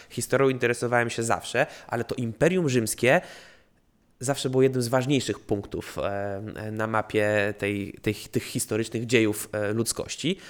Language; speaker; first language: Polish; native; Polish